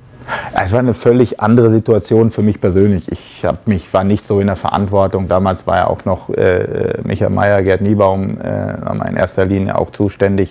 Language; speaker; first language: German; native; German